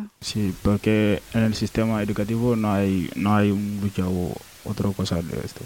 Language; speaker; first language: Spanish; non-native, learner; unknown